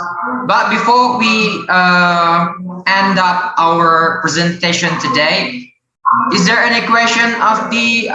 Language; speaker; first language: English; non-native, learner; Indonesian